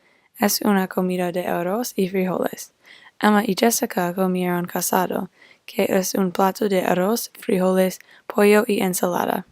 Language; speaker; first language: Spanish; non-native, fluent; English